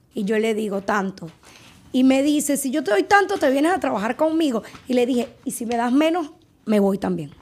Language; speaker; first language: Spanish; native; Spanish